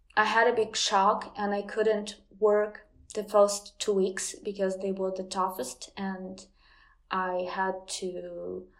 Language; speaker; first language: English; non-native, fluent; Ukrainian